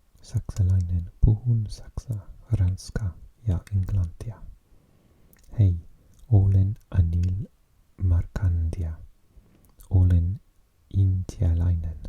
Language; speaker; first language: Finnish; non-native, learner; English